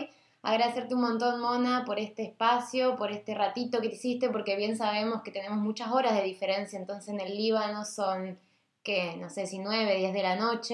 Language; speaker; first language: Spanish; native; Spanish